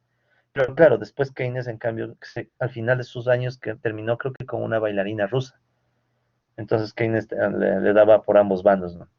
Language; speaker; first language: Spanish; native; Spanish